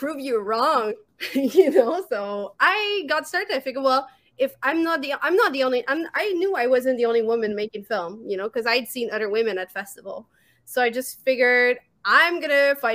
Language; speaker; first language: English; non-native, fluent; French